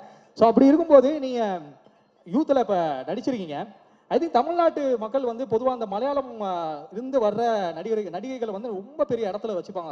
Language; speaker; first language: Tamil; native; Tamil